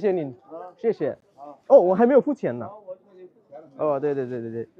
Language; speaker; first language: Chinese; non-native, fluent; Bangla